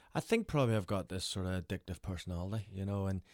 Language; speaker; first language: English; native; English